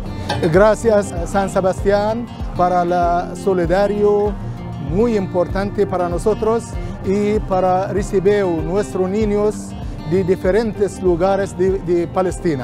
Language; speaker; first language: Spanish; non-native, learner; Arabic